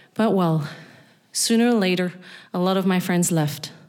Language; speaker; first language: English; non-native, fluent; German